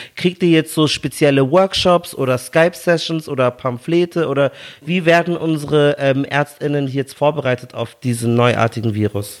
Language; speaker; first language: German; early bilingual, other home language; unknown